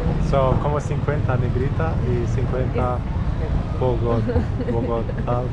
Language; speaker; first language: Spanish; non-native, learner; Romanian